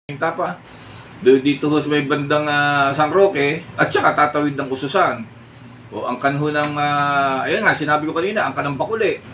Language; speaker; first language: Filipino; native; Filipino